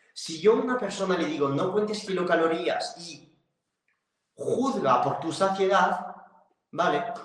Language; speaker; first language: Spanish; non-native, fluent; French